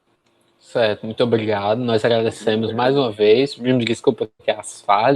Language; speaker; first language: Portuguese; native; Portuguese